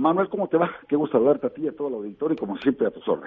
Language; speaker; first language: Spanish; native; Spanish